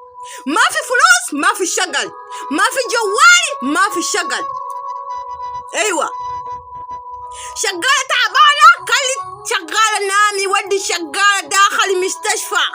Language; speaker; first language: Arabic; non-native, learner; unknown